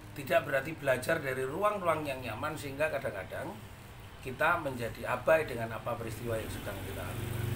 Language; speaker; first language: Indonesian; non-native, local second language; Madurese